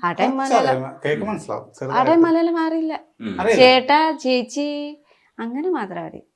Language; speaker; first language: Malayalam; non-native, fluent; Nepali